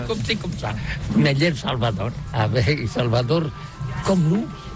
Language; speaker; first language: French; non-native, learner; Catalan